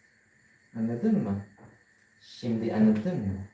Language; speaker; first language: Turkish; non-native, learner; Filipino